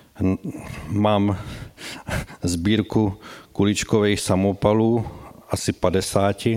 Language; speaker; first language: Czech; native; Czech